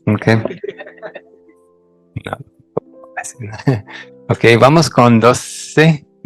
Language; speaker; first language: Spanish; non-native, fluent; English